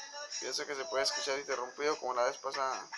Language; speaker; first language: Spanish; native; Spanish